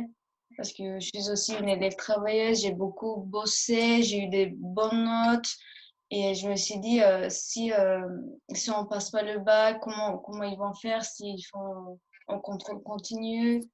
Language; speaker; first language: French; early bilingual, other home language; Turkish